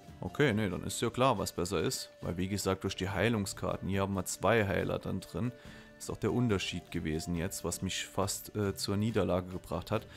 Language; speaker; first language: German; native; German